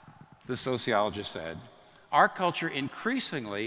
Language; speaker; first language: English; native; English